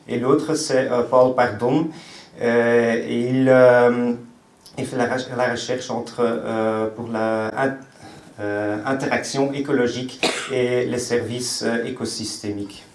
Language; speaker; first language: French; non-native, local second language; Dutch